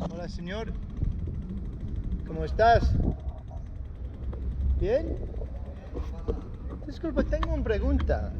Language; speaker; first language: Spanish; non-native, learner; English